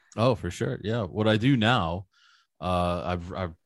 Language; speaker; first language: English; native; English